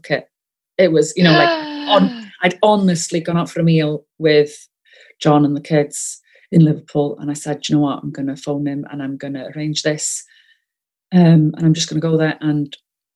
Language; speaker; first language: English; non-native, local second language; Welsh